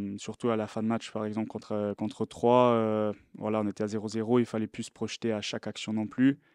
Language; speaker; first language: French; non-native, local second language; Luxembourgish